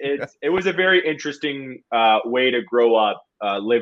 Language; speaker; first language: English; native; English